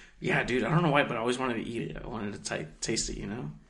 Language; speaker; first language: English; early bilingual, other home language; Spanish